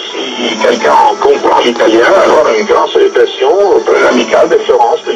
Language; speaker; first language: French; non-native, fluent; Italian